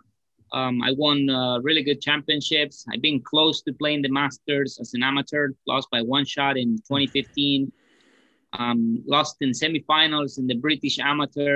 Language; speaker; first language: English; non-native, fluent; Spanish